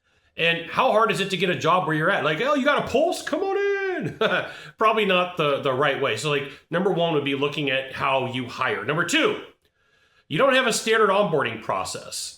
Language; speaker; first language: English; native; English